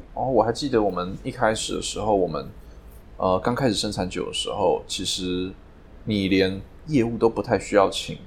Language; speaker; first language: Chinese; native; Chinese